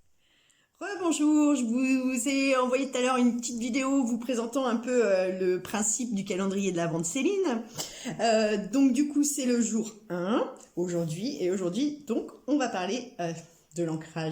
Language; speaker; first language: French; native; French